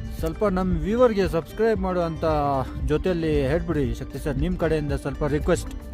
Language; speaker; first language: Kannada; non-native, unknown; Ladakhi